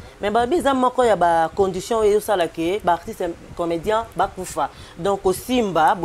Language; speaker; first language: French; non-native, local second language; Lingala